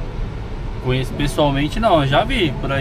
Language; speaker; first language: Portuguese; native; Portuguese